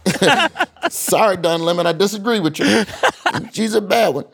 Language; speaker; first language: English; native; English